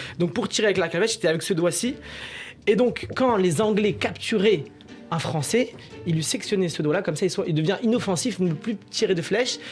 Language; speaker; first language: French; native; French